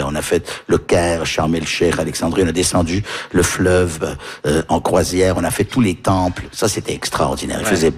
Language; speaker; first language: French; early bilingual, other home language; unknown